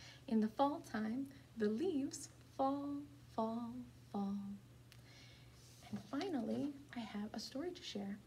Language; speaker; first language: English; native; English